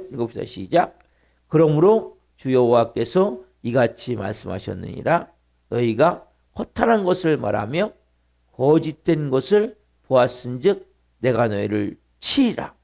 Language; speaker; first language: Korean; native; Korean